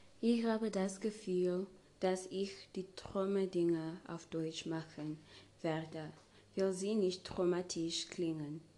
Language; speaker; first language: German; non-native, learner; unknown